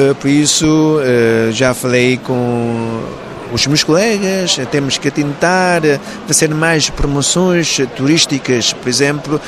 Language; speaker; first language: Portuguese; non-native, local second language; Cantonese